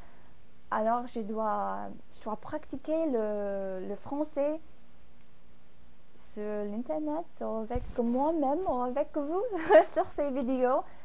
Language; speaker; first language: French; non-native, fluent; English